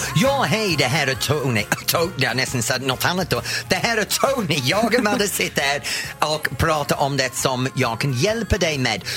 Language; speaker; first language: Swedish; non-native, fluent; English